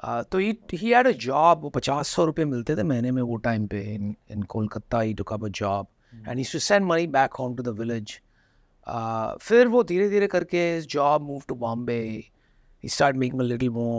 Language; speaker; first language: English; non-native, local second language; Hindi